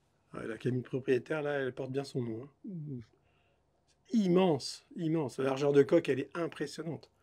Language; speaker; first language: French; native; French